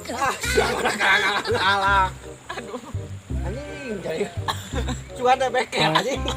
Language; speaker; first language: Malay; non-native, local second language; Sundanese